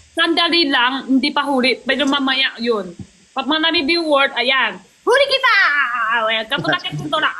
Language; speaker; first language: Filipino; non-native, learner; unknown